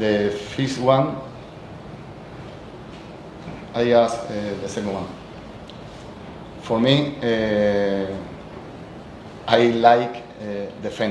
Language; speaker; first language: English; non-native, learner; Spanish